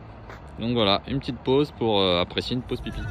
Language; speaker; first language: French; native; French